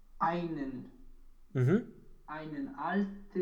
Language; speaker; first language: German; non-native, learner; Romanian